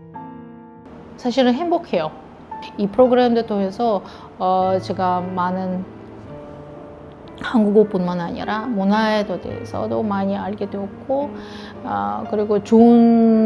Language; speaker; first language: Korean; non-native, fluent; Russian